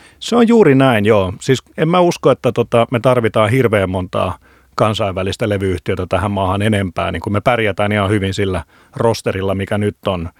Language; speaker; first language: Finnish; native; Finnish